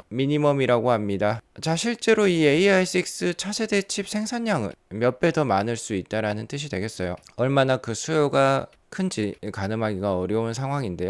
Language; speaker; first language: Korean; native; Korean